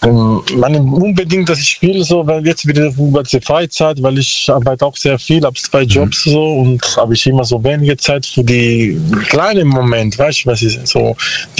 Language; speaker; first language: German; non-native, learner; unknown